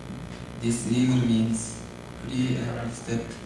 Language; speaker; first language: English; non-native, learner; Japanese